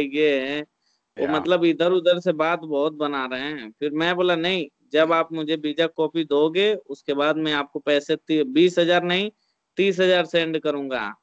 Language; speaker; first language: Hindi; native; Hindi